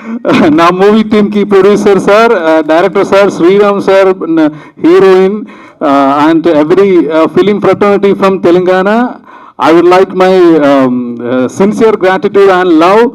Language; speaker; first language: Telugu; non-native, learner; Malayalam